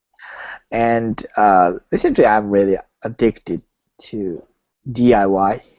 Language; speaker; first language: English; non-native, learner; Japanese